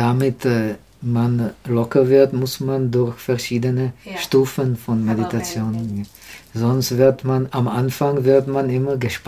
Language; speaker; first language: German; non-native, learner; Czech